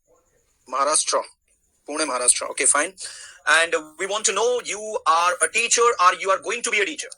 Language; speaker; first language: English; non-native, fluent; Hindi